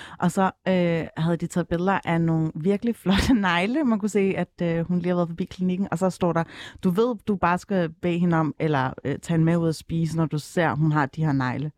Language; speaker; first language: Danish; early bilingual, other home language; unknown